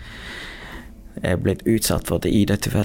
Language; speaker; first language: Norwegian; non-native, fluent; Tamil